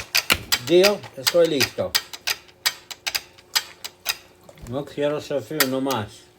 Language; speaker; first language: Spanish; non-native, learner; English